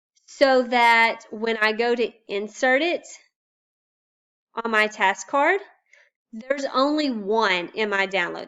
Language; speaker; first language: English; native; English